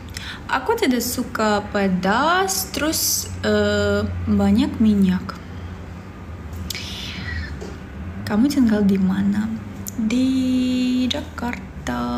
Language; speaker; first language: Indonesian; non-native, learner; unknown